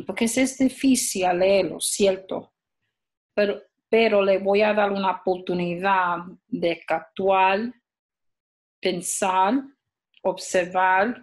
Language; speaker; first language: Spanish; early bilingual, heritage; Spanish